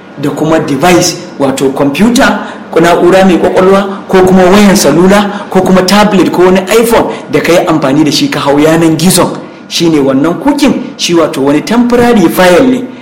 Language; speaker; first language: Hausa; native; Hausa